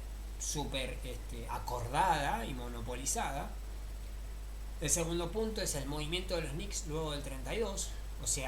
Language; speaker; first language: Spanish; native; Spanish